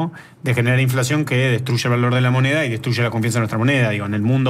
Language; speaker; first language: Spanish; native; Spanish